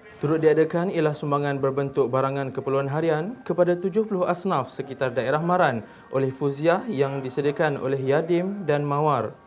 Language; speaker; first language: Malay; native; Malay